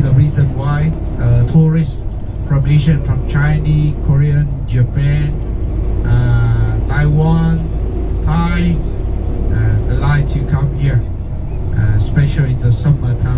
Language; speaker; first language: English; non-native, local second language; Vietnamese